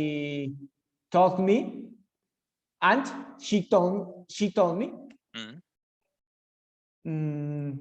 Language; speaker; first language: English; non-native, learner; Spanish